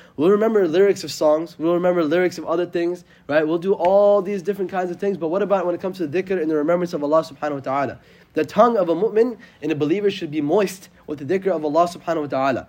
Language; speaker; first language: English; native; English